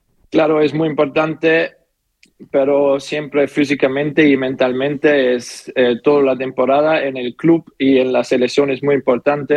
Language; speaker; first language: Spanish; non-native, learner; German